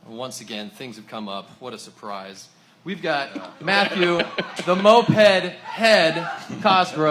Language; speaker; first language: English; native; English